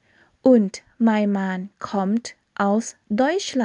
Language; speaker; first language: German; non-native, fluent; Thai